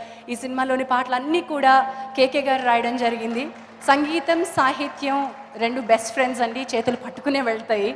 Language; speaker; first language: Telugu; native; Telugu